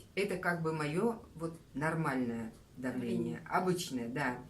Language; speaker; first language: Russian; native; Russian